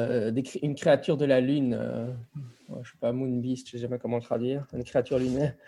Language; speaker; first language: French; native; French